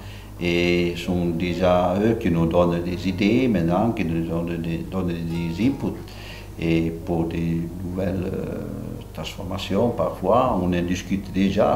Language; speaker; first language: French; non-native, local second language; Italian